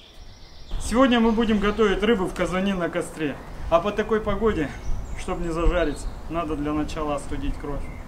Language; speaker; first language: Russian; native; Russian